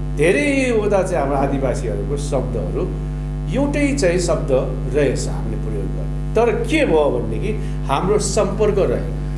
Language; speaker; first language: Nepali; non-native, local second language; Limburgish